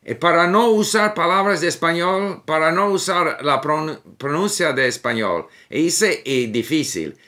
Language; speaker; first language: Spanish; non-native, fluent; English